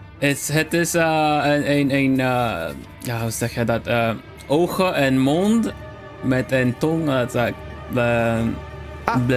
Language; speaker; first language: Dutch; non-native, learner; Swedish